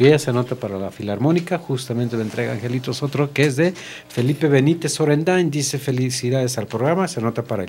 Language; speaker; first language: Spanish; native; Spanish